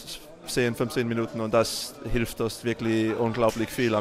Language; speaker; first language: German; non-native, learner; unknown